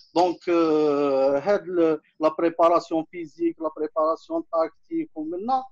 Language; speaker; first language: French; non-native, local second language; Arabic